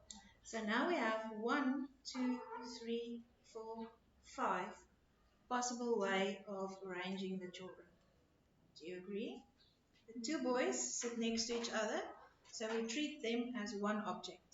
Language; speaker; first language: English; non-native, local second language; Afrikaans